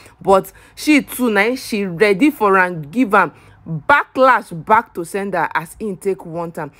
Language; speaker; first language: Nigerian Pidgin; native; Nigerian Pidgin